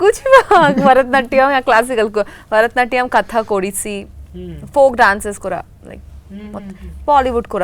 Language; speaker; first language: Telugu; non-native, learner; Bangla